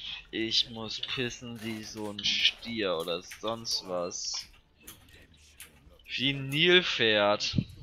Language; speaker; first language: German; native; German